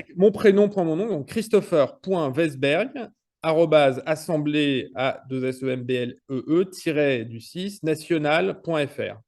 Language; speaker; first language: French; native; French